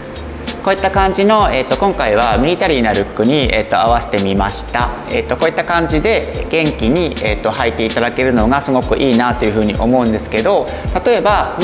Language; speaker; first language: Japanese; native; Japanese